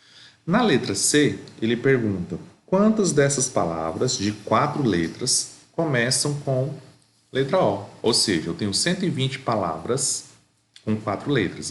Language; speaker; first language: Portuguese; native; Portuguese